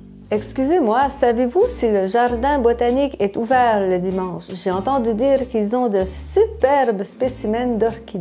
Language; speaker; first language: French; native; French